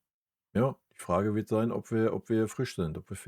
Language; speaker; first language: German; native; German